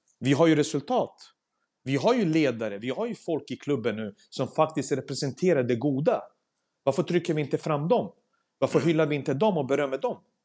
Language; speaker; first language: Swedish; early bilingual, other home language; Serbian